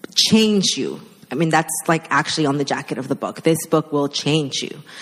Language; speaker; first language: English; early bilingual, other home language; Spanish